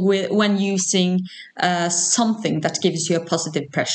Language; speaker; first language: English; non-native, fluent; Norwegian